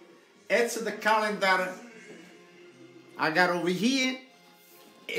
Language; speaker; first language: English; non-native, local second language; Italian